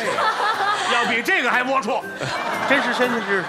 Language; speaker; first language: Chinese; native; Chinese